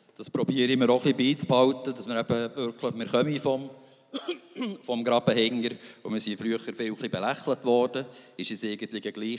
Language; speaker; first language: German; native; German